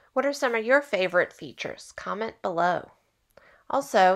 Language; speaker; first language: English; native; English